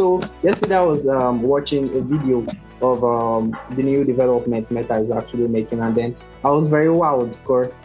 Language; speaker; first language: English; non-native, local second language; Yoruba